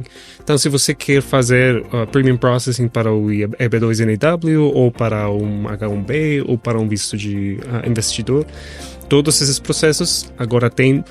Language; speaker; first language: Portuguese; non-native, fluent; Spanish